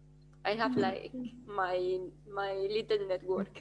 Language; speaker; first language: English; non-native, fluent; Spanish